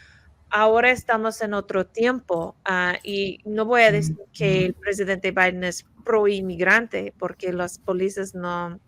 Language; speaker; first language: Spanish; non-native, fluent; English